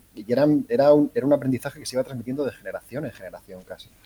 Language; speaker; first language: Spanish; native; Spanish